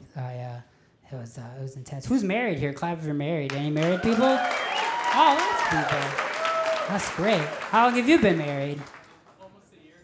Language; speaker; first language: English; native; English